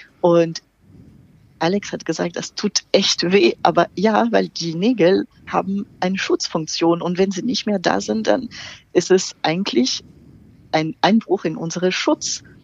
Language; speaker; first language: German; non-native, fluent; French